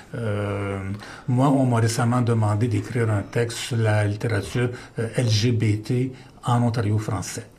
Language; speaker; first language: French; native; French